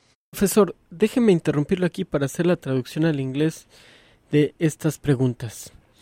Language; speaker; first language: Spanish; native; Spanish